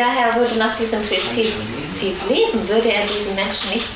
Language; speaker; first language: German; non-native, fluent; Russian